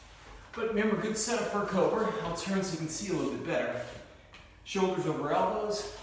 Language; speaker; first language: English; native; English